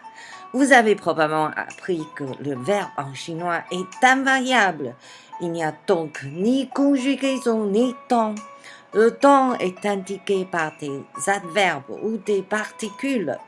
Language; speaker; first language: French; non-native, fluent; Chinese